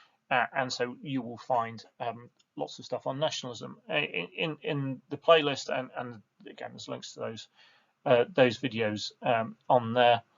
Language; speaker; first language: English; native; English